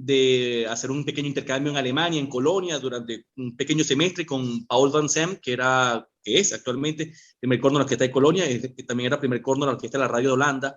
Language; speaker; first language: Spanish; native; Spanish